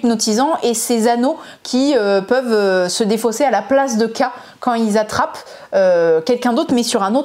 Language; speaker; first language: French; native; French